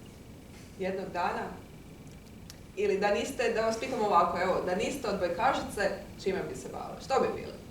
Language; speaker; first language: Croatian; native; Croatian